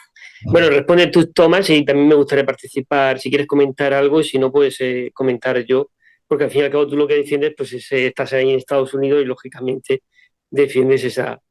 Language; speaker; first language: Spanish; native; Spanish